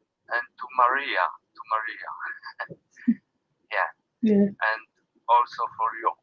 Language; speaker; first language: English; non-native, learner; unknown